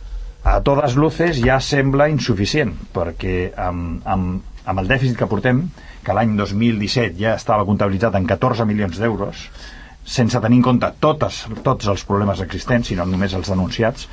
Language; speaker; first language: Catalan; native; Catalan